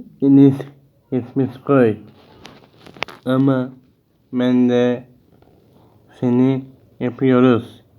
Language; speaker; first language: Turkish; early bilingual, heritage; Turkish